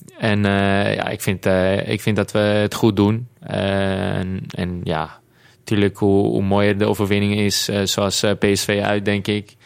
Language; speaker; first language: Dutch; non-native, fluent; Greek